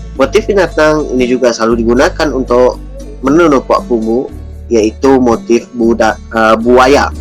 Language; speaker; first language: Malay; non-native, local second language; Iban